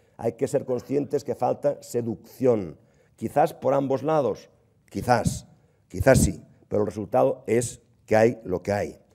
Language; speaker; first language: Spanish; non-native, local second language; Catalan